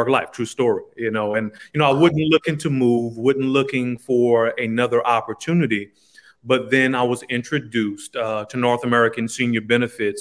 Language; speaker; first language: English; native; English